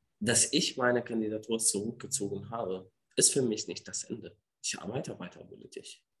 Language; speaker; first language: German; non-native, fluent; Arabic